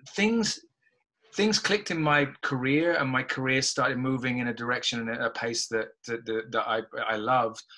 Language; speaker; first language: English; native; English